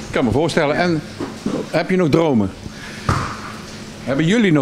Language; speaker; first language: Dutch; native; Dutch